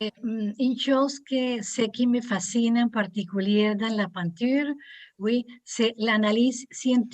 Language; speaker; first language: French; non-native, learner; Spanish